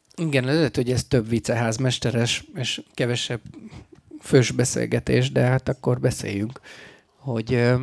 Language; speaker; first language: Hungarian; native; Hungarian